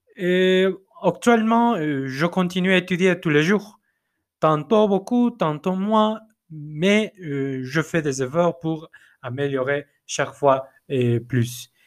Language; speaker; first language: French; non-native, fluent; Spanish